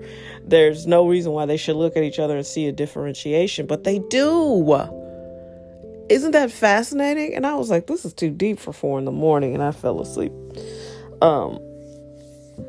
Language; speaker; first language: English; native; English